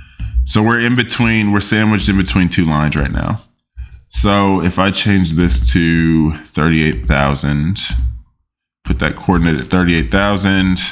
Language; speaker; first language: English; native; English